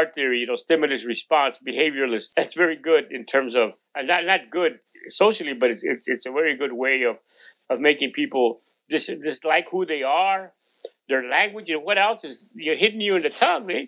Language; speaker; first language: English; non-native, local second language; Spanish